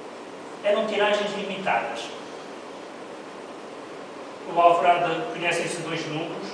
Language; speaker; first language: Portuguese; native; Portuguese